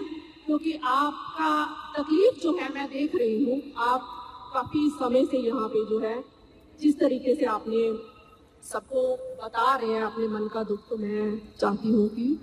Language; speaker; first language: Hindi; native; Hindi